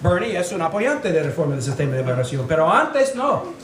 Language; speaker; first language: Spanish; non-native, fluent; English